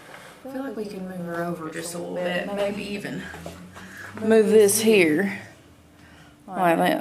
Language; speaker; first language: English; native; English